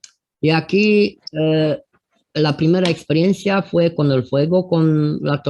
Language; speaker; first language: Spanish; non-native, fluent; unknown